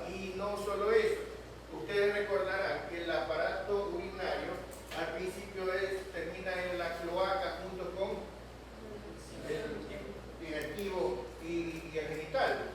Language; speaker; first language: Spanish; native; Spanish